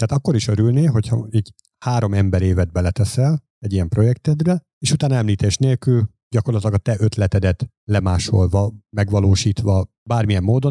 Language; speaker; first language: Hungarian; native; Hungarian